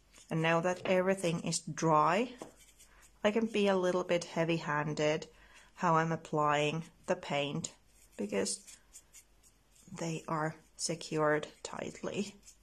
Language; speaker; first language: English; non-native, fluent; Finnish